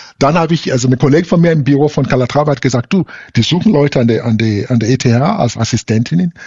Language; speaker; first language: German; non-native, fluent; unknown